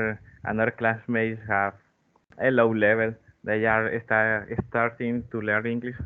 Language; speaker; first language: English; non-native, learner; Spanish